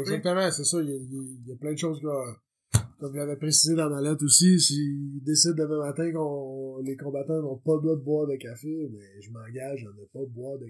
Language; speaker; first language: French; native; French